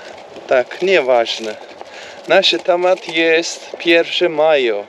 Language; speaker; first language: Polish; non-native, learner; Turkish